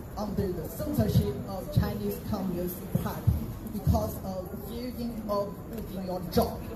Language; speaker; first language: English; non-native, fluent; Chinese